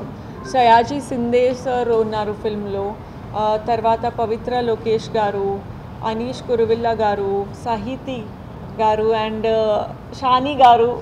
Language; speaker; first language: Telugu; non-native, fluent; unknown